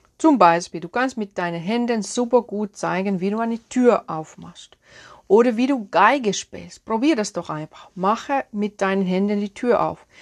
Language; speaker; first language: German; non-native, fluent; Finnish